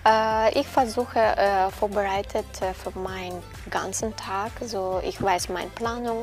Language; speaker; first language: German; non-native, learner; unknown